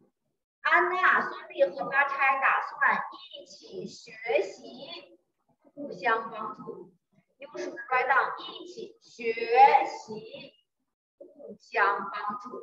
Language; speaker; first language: English; non-native, learner; Chinese